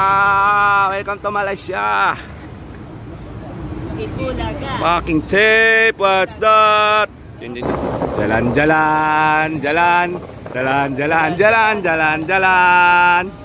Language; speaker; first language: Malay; non-native, learner; Filipino